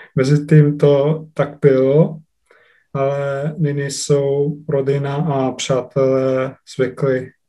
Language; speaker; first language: Czech; non-native, fluent; Estonian